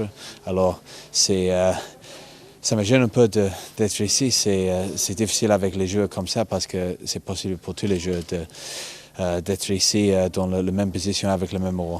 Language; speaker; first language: French; non-native, fluent; English